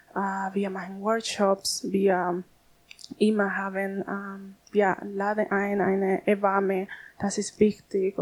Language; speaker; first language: German; non-native, learner; Spanish